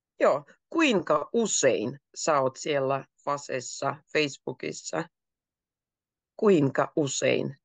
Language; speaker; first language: Finnish; native; Finnish